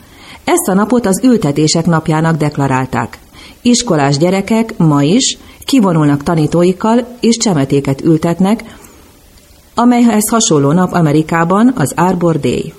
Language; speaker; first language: Hungarian; native; Hungarian